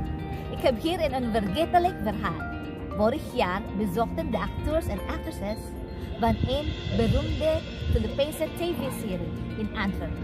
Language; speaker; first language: Dutch; non-native, learner; Filipino